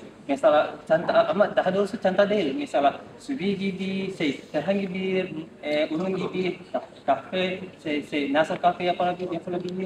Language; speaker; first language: Turkish; non-native, learner; Indonesian